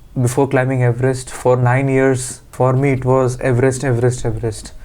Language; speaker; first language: Hindi; non-native, fluent; Sherpa